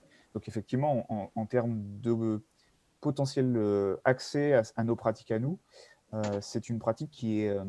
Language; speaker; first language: French; native; French